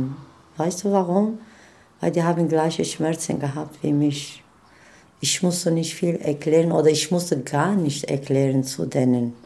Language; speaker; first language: German; non-native, fluent; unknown